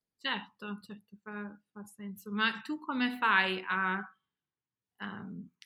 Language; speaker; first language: Italian; early bilingual, heritage; Italian